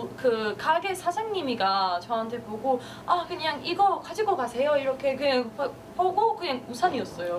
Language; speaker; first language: Korean; non-native, learner; Albanian